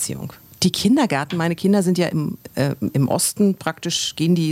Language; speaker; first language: German; native; German